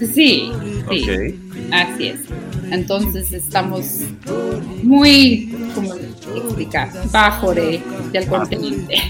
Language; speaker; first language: Spanish; non-native, learner; Afrikaans